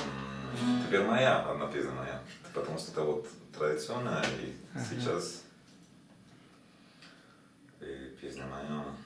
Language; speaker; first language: Russian; non-native, learner; Spanish